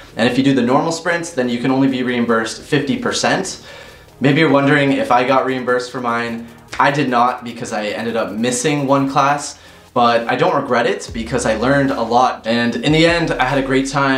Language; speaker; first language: English; native; English